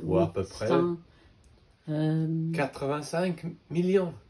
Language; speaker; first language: French; non-native, learner; English